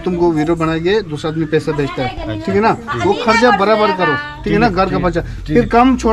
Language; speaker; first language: Hindi; non-native, local second language; Tibetan